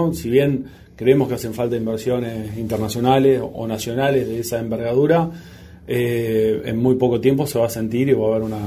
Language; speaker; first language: Spanish; native; Spanish